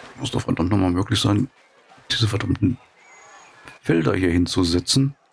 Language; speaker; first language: German; native; German